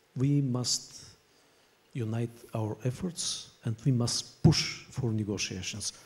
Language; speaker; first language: English; non-native, fluent; Bulgarian